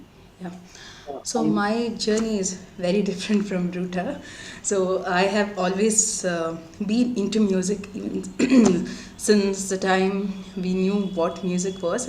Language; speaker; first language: English; non-native, local second language; Kannada